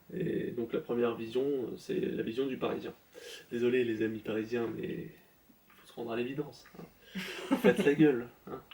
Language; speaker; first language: French; native; French